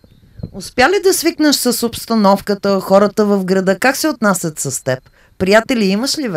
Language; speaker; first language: Bulgarian; native; Bulgarian